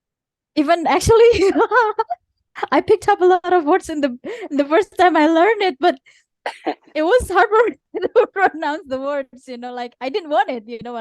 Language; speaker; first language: English; non-native, fluent; Indonesian